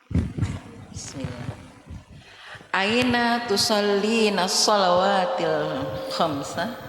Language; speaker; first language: Arabic; non-native, learner; Indonesian